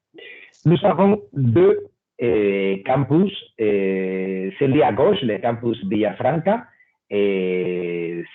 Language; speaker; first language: French; non-native, fluent; Spanish